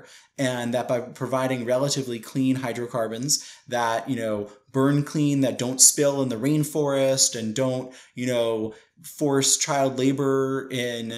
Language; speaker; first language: English; native; English